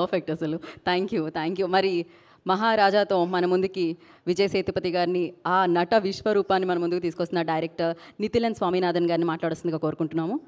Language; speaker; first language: Telugu; native; Telugu